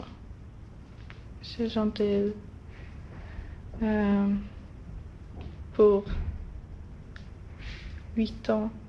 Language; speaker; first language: French; non-native, learner; Swedish